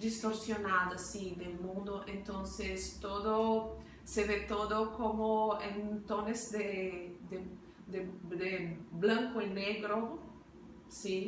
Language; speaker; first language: Spanish; non-native, fluent; Portuguese